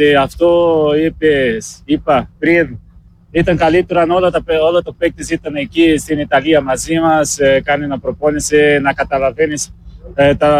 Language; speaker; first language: Greek; non-native, learner; Portuguese